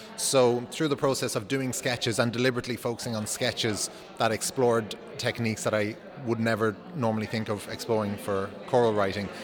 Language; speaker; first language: English; non-native, fluent; Dutch